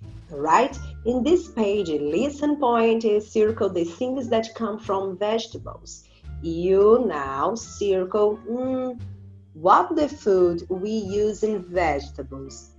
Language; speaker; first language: English; non-native, learner; Portuguese